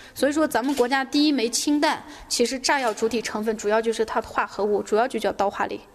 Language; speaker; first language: Chinese; native; Chinese